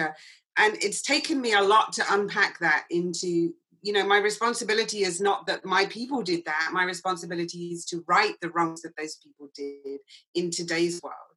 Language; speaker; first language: English; native; English